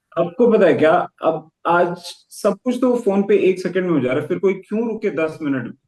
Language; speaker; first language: Hindi; native; Hindi